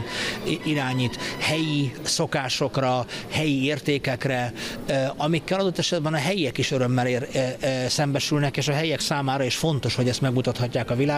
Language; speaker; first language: Hungarian; native; Hungarian